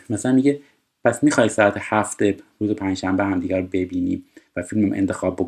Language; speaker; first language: Persian; native; Persian